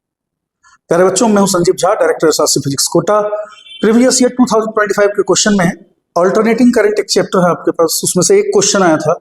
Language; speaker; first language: Hindi; native; Hindi